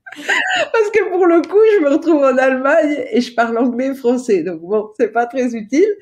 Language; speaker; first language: French; native; French